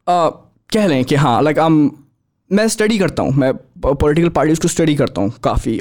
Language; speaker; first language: Urdu; native; Urdu